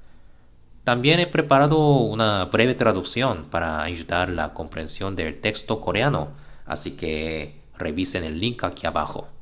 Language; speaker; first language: Spanish; non-native, fluent; Korean